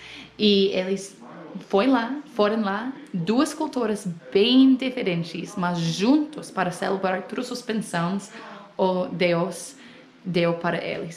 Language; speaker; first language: Portuguese; non-native, learner; English